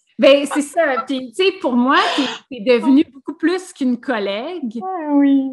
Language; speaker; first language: French; native; French